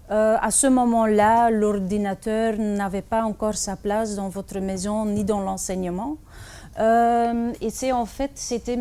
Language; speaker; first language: French; non-native, fluent; Dutch